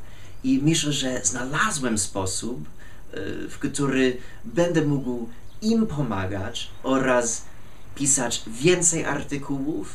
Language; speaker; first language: Polish; non-native, fluent; English